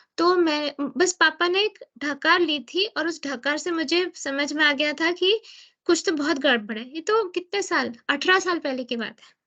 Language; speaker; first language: Hindi; native; Hindi